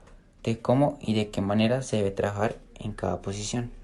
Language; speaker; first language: Spanish; native; Spanish